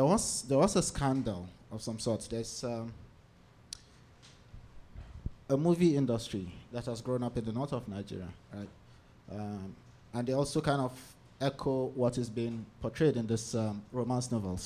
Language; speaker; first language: English; non-native, local second language; Hausa